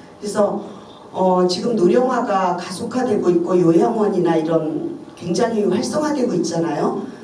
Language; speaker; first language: Korean; native; Korean